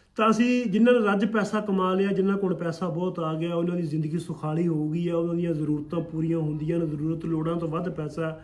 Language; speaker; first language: Punjabi; native; Punjabi